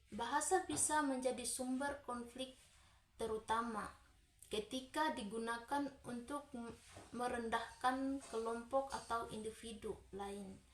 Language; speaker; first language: Indonesian; non-native, local second language; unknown